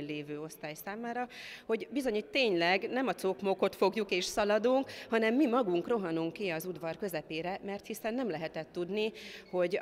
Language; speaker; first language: Hungarian; native; Hungarian